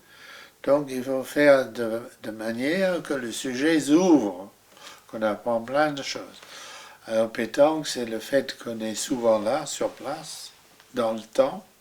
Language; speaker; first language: French; non-native, fluent; German